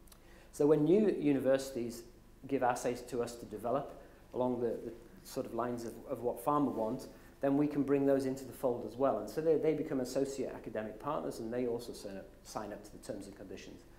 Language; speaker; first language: English; native; English